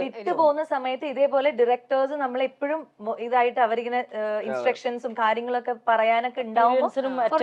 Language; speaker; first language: Malayalam; native; Malayalam